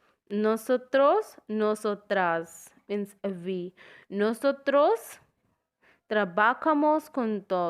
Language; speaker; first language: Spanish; non-native, learner; Hindi